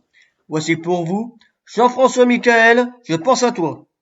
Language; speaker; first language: French; native; French